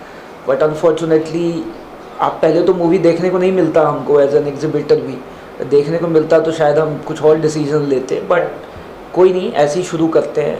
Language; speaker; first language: Hindi; native; Hindi